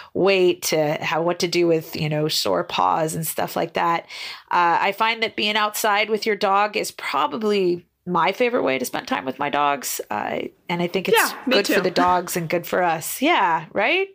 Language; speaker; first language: English; native; English